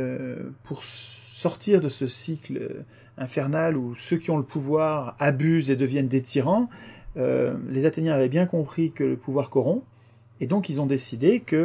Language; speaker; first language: French; native; French